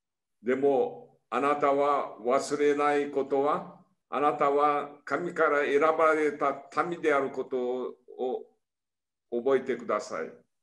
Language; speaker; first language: Japanese; early bilingual, heritage; Portuguese